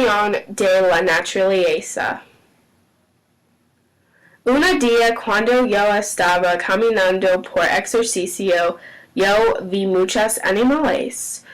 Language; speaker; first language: Spanish; non-native, learner; English